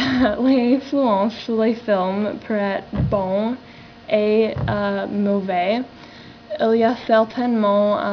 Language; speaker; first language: French; non-native, learner; English